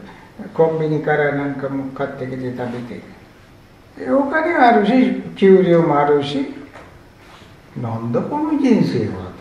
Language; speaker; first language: Japanese; non-native, fluent; Sinhala